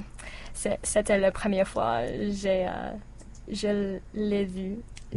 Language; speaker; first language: French; non-native, learner; English